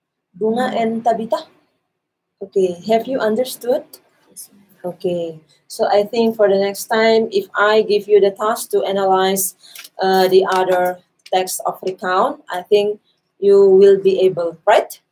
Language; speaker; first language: English; non-native, fluent; Indonesian